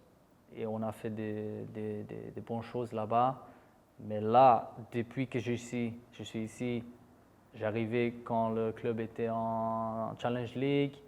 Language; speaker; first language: French; non-native, fluent; Dutch